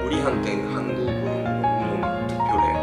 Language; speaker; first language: Korean; non-native, fluent; Japanese